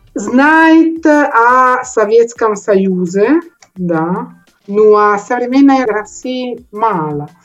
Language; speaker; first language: Russian; non-native, learner; Italian